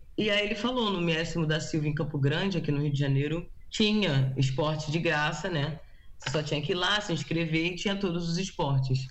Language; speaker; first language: Portuguese; native; Portuguese